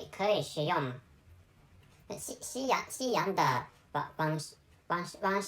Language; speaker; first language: Chinese; non-native, learner; Japanese